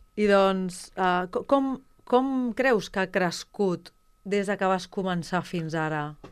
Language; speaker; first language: Catalan; non-native, local second language; Spanish